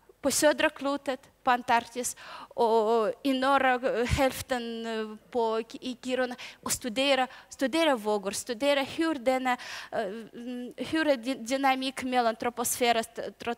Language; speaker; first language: Swedish; non-native, learner; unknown